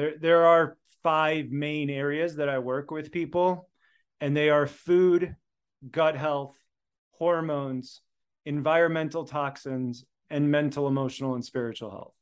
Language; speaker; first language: English; early bilingual, other home language; Polish